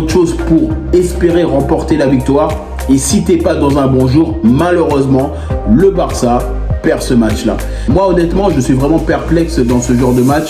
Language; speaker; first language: French; native; French